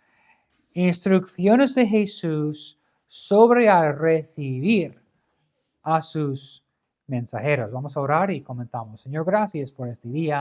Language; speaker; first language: Spanish; non-native, fluent; English